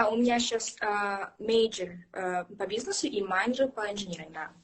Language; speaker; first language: Russian; early bilingual, heritage; English